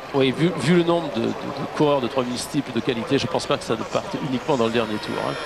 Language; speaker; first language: French; native; French